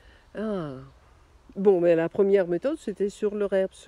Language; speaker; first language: French; non-native, fluent; Russian